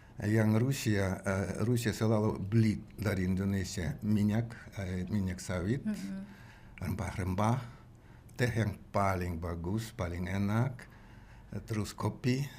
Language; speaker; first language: Indonesian; non-native, learner; Russian